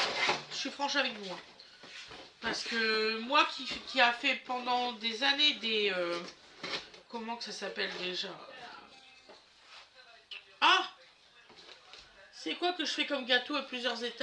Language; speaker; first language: French; native; French